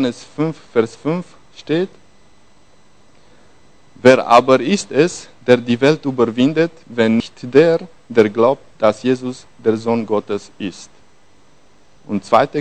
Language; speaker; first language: German; non-native, fluent; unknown